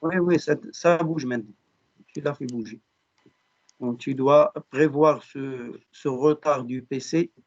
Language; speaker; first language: French; non-native, local second language; Arabic